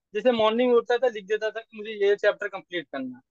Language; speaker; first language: Hindi; native; Hindi